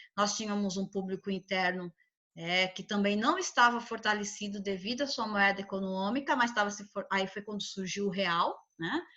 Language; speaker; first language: Portuguese; native; Portuguese